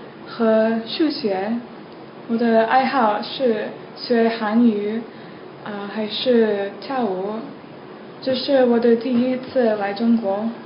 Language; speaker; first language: Chinese; non-native, learner; English